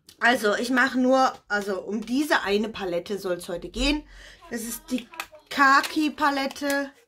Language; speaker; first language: German; non-native, fluent; Russian